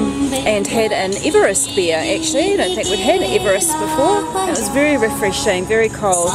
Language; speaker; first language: English; native; English